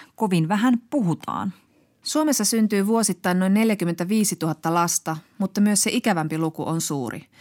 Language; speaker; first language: Finnish; native; Finnish